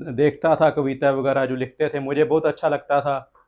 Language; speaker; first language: Hindi; non-native, local second language; Punjabi